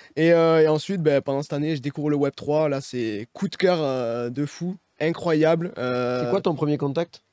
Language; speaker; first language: French; native; French